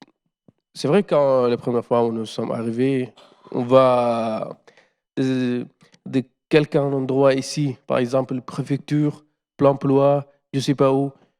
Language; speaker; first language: French; non-native, learner; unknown